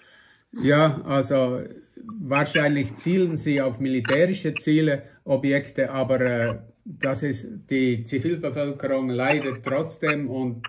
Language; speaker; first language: German; non-native, fluent; Russian